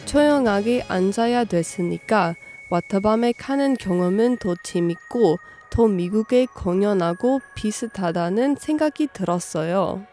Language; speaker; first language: Korean; non-native, fluent; English